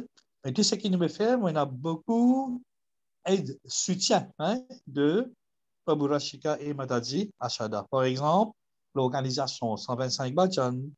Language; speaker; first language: French; non-native, learner; Morisyen